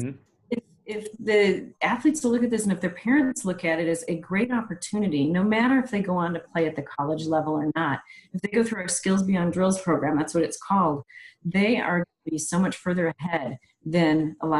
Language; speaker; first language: English; native; English